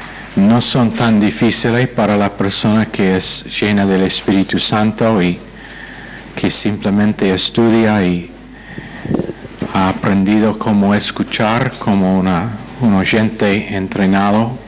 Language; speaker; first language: Spanish; non-native, fluent; English